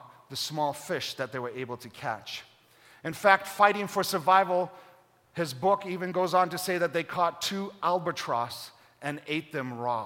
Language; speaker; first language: English; native; English